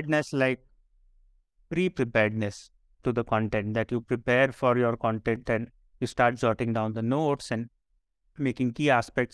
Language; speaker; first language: English; non-native, local second language; Marathi